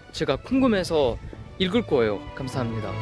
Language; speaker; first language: Korean; non-native, learner; French